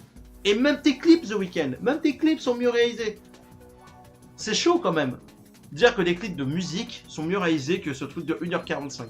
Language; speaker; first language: French; native; French